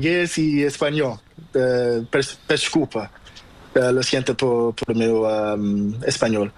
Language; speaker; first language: Spanish; non-native, learner; Portuguese